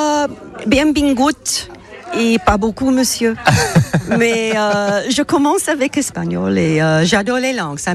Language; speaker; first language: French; non-native, learner; English